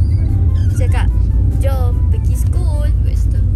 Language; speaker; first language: Malay; native; Malay